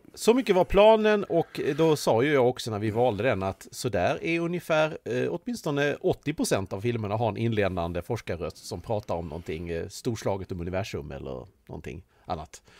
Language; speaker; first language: Swedish; native; Swedish